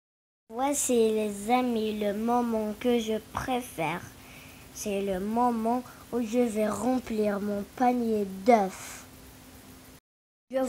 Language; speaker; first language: French; non-native, local second language; Arabic